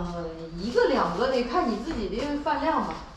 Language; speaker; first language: Chinese; native; Chinese